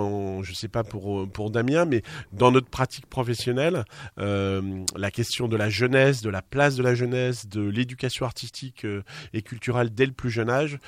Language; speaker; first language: French; native; French